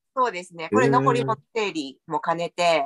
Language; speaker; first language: Japanese; native; Japanese